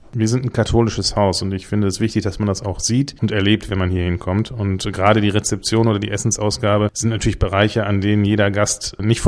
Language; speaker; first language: German; native; German